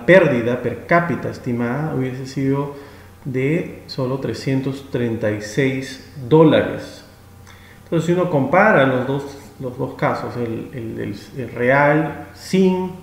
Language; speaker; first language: Spanish; native; Spanish